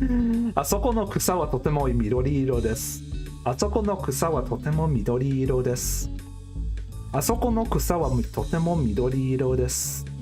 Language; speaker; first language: Japanese; non-native, learner; English